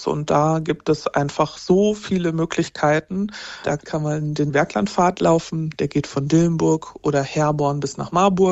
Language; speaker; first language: German; native; German